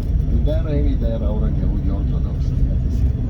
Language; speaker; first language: Indonesian; non-native, fluent; Hebrew